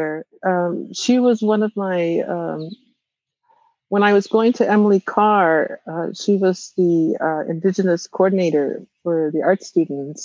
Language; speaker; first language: English; non-native, fluent; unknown